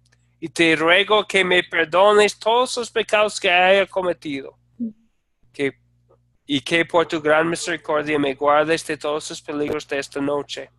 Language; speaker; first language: Spanish; non-native, fluent; English